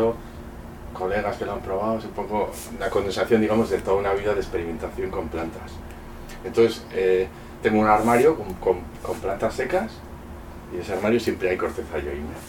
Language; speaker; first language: Spanish; native; Spanish